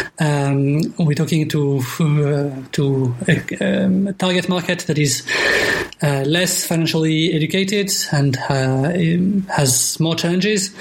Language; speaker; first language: English; non-native, fluent; French